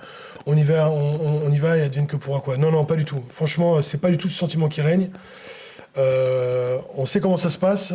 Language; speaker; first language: French; native; French